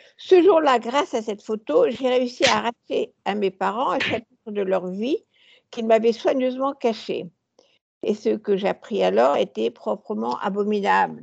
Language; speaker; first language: French; native; French